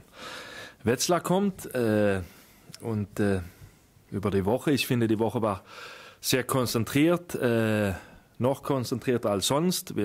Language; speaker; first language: German; non-native, fluent; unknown